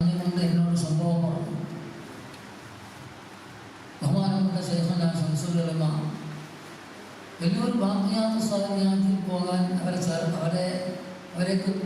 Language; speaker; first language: Malayalam; native; Malayalam